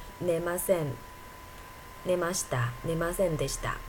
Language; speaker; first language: Japanese; non-native, fluent; Chinese